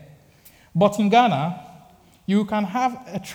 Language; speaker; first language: English; non-native, local second language; Akan